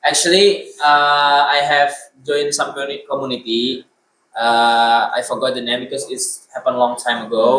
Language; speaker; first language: English; non-native, learner; Indonesian